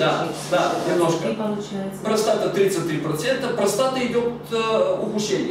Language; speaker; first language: Russian; non-native, fluent; Bulgarian